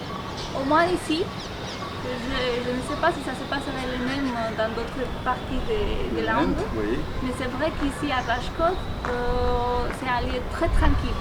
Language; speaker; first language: French; non-native, fluent; Spanish